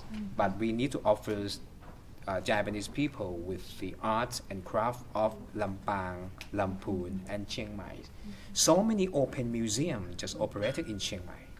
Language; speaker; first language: English; non-native, fluent; Thai